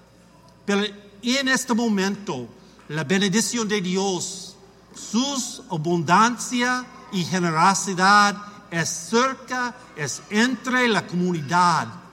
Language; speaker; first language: Spanish; non-native, learner; English